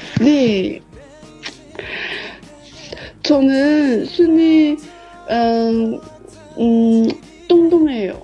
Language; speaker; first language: Korean; non-native, learner; Chinese